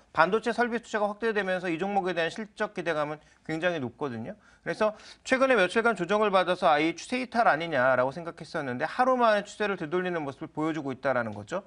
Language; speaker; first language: Korean; native; Korean